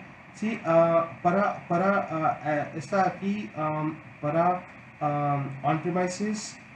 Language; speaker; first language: Spanish; non-native, learner; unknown